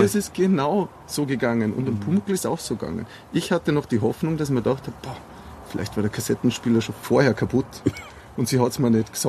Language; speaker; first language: German; native; German